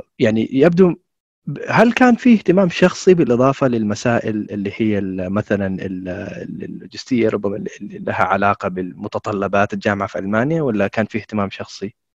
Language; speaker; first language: Arabic; native; Arabic